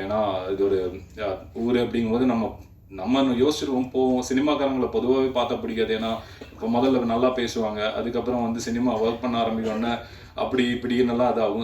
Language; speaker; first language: Tamil; native; Tamil